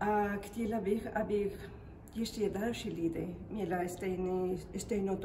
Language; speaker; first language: Czech; non-native, learner; Spanish